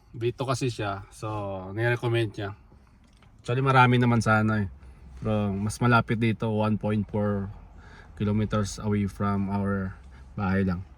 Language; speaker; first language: Filipino; non-native, local second language; Hiligaynon